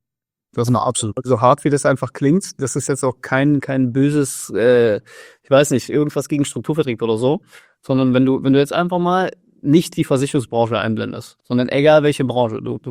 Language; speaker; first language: German; native; German